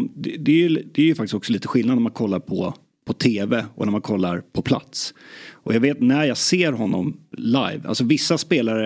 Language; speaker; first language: Swedish; native; Swedish